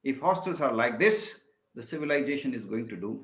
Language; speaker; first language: English; non-native, local second language; Hindi